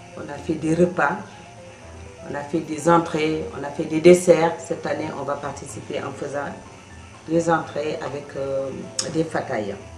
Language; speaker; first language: French; non-native, local second language; Wolof